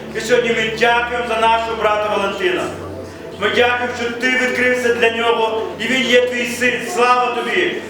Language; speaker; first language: Ukrainian; native; Ukrainian